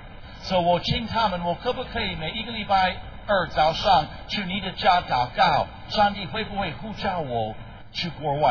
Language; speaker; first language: Chinese; non-native, fluent; English